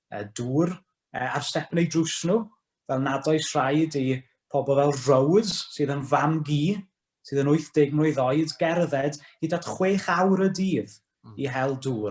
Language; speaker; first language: Welsh; native; Welsh